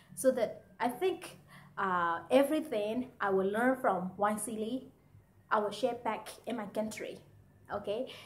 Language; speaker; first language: English; non-native, fluent; Burmese